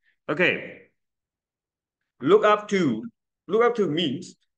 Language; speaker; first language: English; non-native, local second language; Chinese